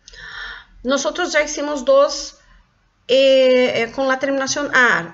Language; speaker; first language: Spanish; non-native, local second language; Portuguese